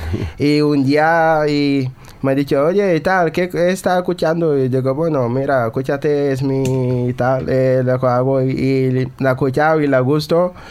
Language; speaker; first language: Spanish; non-native, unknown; Wolof